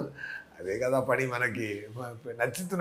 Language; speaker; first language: Telugu; non-native, learner; Tamil